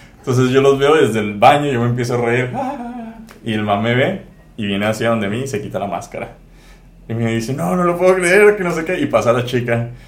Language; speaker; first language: Spanish; native; Spanish